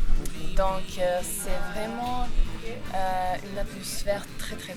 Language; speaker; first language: French; non-native, fluent; Serbian